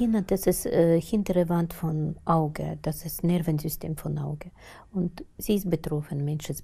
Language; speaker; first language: German; non-native, learner; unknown